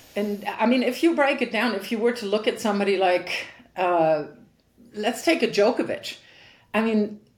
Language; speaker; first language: English; non-native, fluent; German